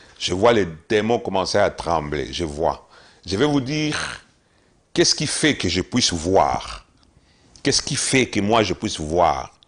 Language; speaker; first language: French; non-native, local second language; Lingala